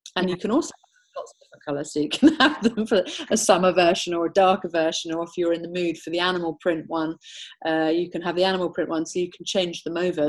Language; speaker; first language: English; native; English